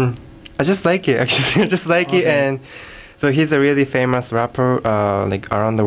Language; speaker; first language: English; non-native, learner; Japanese